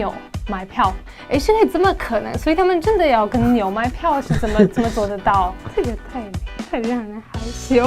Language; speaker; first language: Chinese; non-native, fluent; Polish